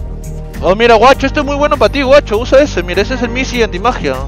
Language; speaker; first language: Spanish; native; Spanish